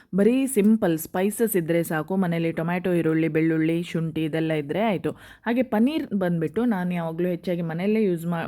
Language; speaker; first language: Kannada; non-native, local second language; Konkani